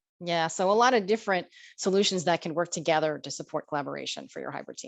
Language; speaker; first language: English; native; English